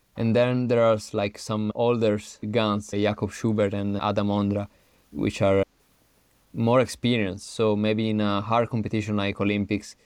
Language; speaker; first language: English; non-native, fluent; Italian